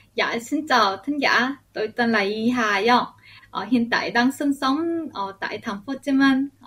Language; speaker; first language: Vietnamese; early bilingual, other home language; Korean